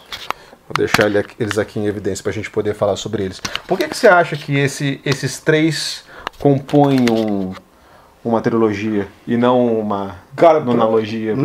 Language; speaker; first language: Portuguese; native; Portuguese